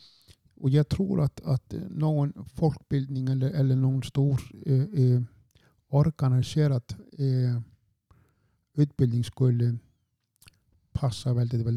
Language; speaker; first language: Swedish; non-native, fluent; Icelandic